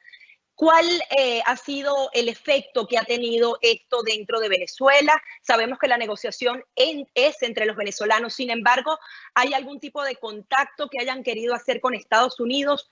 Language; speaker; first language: Spanish; native; Spanish